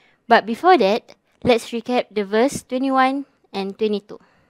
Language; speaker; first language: English; non-native, local second language; Malay